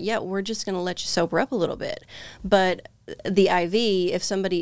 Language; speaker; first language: English; native; English